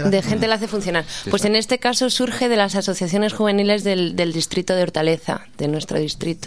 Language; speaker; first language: Spanish; native; Spanish